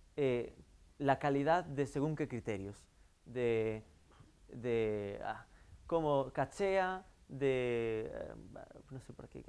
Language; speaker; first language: Spanish; native; Spanish